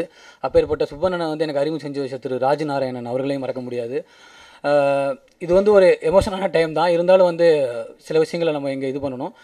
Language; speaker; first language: Tamil; native; Tamil